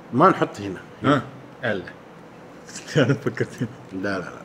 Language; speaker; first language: Arabic; non-native, fluent; Urdu